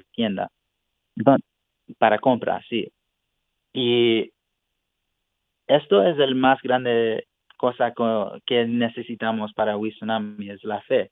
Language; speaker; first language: Spanish; non-native, fluent; English